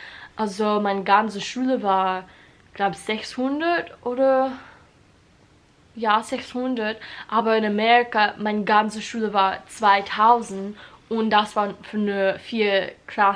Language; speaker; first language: German; non-native, learner; English